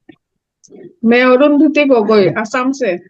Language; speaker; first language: Hindi; non-native, local second language; Assamese